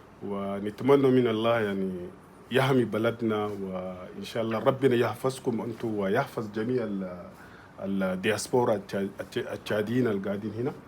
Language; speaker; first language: Arabic; native; Arabic